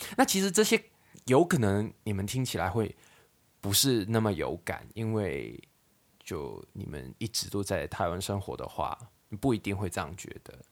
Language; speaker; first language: Chinese; non-native, local second language; Cantonese